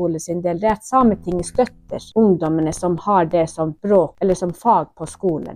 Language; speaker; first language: Norwegian; non-native, local second language; Northern Sami